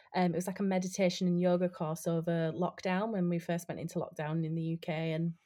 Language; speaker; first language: English; native; English